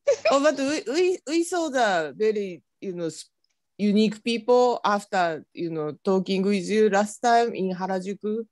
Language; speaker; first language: English; non-native, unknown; Japanese